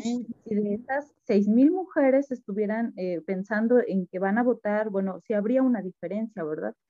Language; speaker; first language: Spanish; native; Spanish